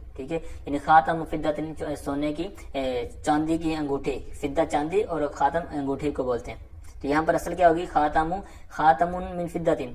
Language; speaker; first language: Urdu; non-native, local second language; Punjabi